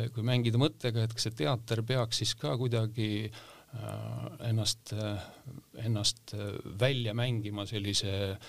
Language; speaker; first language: Estonian; native; Estonian